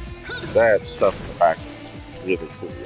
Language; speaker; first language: English; native; English